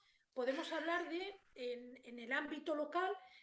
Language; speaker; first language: Spanish; native; Spanish